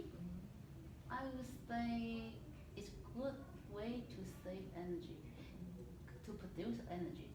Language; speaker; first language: English; non-native, learner; Chinese